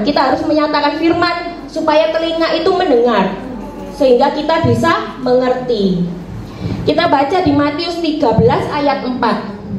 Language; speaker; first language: Indonesian; native; Indonesian